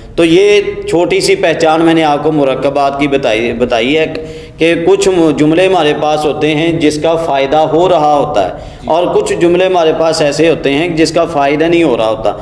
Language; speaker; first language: Urdu; non-native, local second language; Punjabi